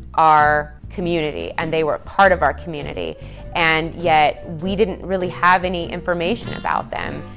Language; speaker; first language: English; native; English